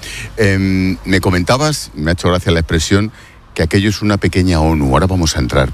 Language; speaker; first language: Spanish; native; Spanish